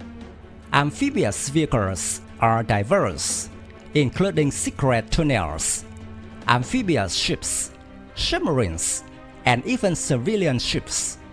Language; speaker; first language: English; non-native, fluent; Vietnamese